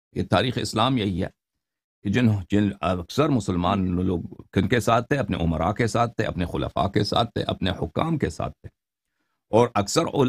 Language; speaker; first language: Urdu; non-native, fluent; Persian